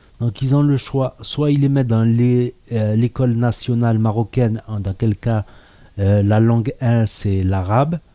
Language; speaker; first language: French; native; French